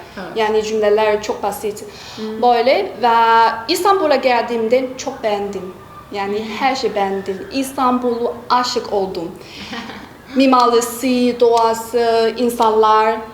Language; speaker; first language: Turkish; non-native, learner; Chinese